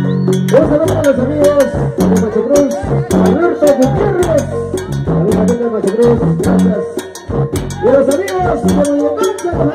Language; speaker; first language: Spanish; native; Spanish